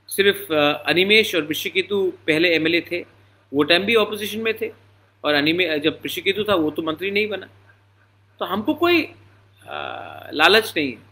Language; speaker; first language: Hindi; non-native, local second language; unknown